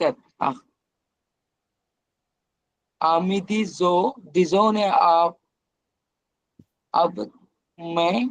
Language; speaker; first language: French; non-native, learner; Bangla